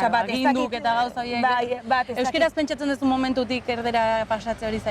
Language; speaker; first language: Basque; native; Basque